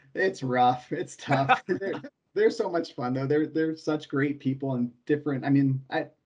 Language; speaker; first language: English; native; English